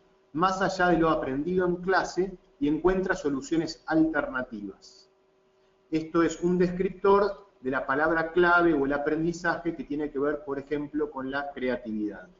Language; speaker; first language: Spanish; native; Spanish